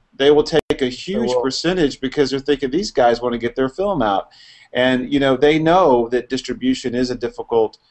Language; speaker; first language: English; native; English